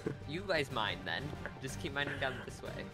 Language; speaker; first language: English; native; English